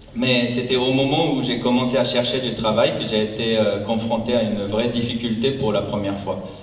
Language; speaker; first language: French; non-native, fluent; Japanese